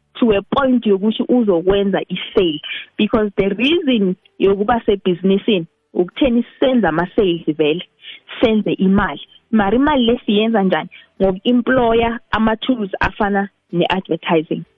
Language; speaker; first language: Zulu; non-native, local second language; South Ndebele